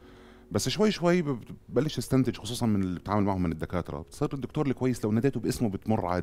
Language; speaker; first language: Arabic; native; Arabic